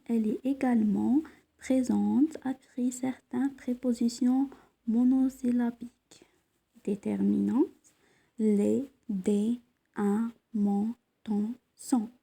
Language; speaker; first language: French; non-native, local second language; Arabic